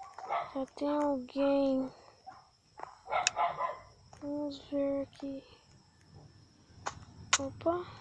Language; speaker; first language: Portuguese; native; Portuguese